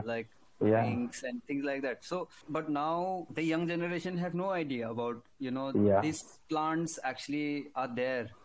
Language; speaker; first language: English; non-native, local second language; Hindi